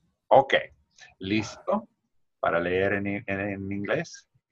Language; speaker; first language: Spanish; non-native, learner; English